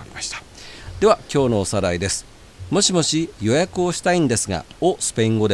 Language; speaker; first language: Japanese; native; Japanese